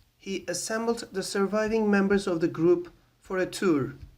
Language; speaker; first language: English; non-native, fluent; Turkish